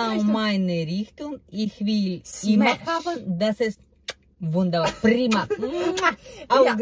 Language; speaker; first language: German; non-native, learner; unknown